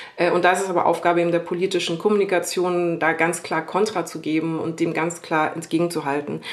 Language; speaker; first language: German; native; German